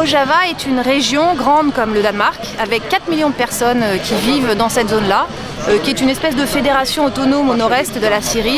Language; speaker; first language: French; native; French